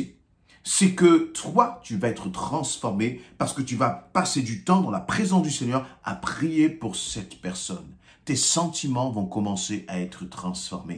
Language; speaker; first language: French; native; French